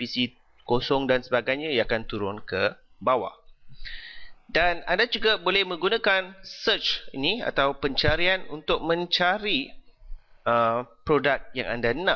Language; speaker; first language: Malay; native; Malay